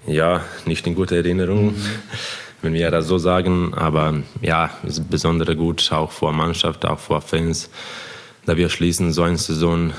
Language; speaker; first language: German; non-native, fluent; Croatian